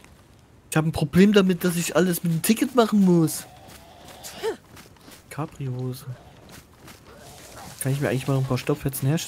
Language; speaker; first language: German; native; German